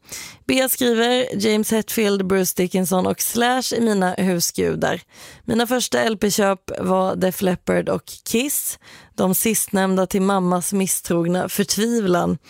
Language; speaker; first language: Swedish; native; Swedish